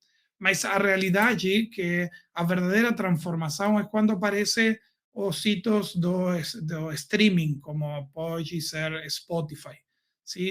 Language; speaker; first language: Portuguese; non-native, learner; Spanish